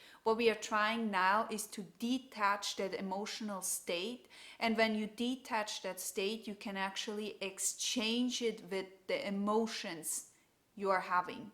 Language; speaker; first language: English; non-native, fluent; German